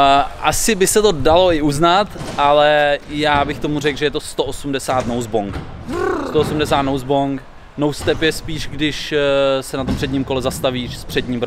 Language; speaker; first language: Czech; native; Czech